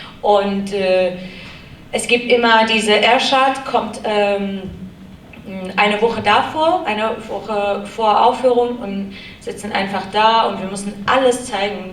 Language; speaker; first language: German; non-native, learner; Kurdish